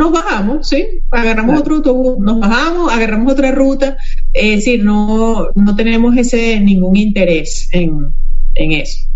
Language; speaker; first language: Spanish; native; Spanish